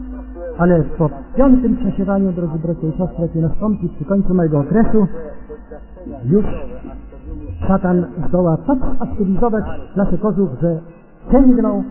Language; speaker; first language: Polish; native; Polish